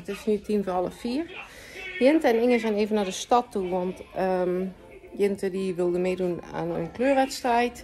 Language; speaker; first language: Dutch; native; Dutch